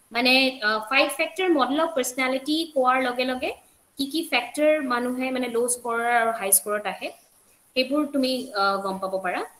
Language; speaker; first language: Assamese; non-native, local second language; Bangla